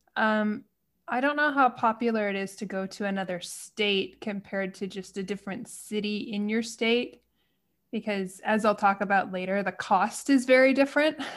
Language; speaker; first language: English; native; English